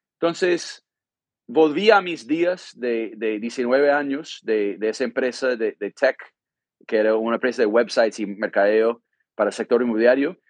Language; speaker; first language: Spanish; non-native, fluent; English